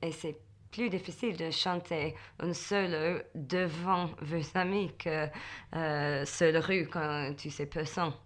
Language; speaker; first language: French; non-native, learner; English